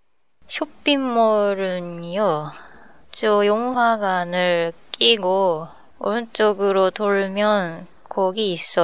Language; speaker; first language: Korean; non-native, learner; Japanese